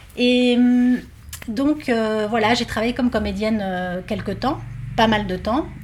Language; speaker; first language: French; non-native, fluent; Spanish